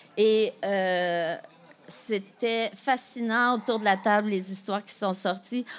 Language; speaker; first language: French; native; French